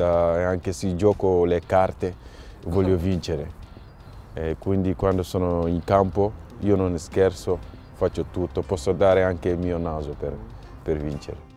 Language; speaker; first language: Italian; non-native, fluent; French